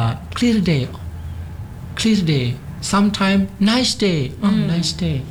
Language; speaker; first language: English; non-native, learner; Indonesian